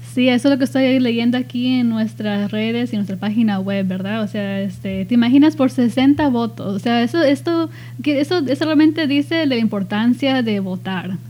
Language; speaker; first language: Spanish; early bilingual, heritage; Spanish